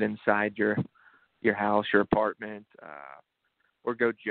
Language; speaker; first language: English; native; English